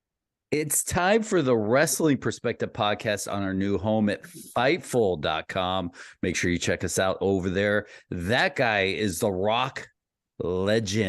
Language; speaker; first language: English; native; English